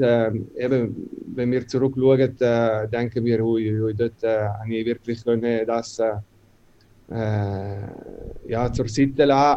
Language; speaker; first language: German; non-native, local second language; Italian